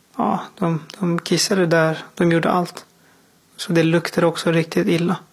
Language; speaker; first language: Swedish; non-native, fluent; Persian